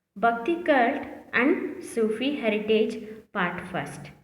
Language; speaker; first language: English; non-native, local second language; Kannada